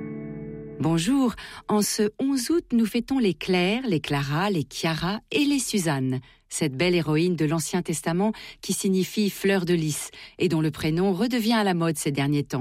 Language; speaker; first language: French; native; French